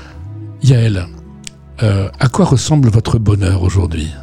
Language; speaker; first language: French; native; French